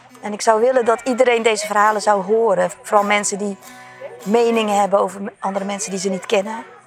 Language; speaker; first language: Dutch; non-native, learner; Persian